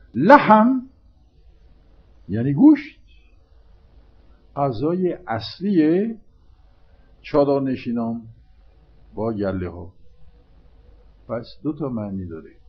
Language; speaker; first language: Persian; non-native, fluent; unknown